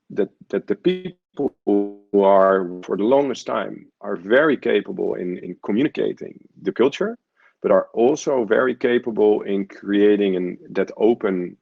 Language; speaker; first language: English; non-native, fluent; Dutch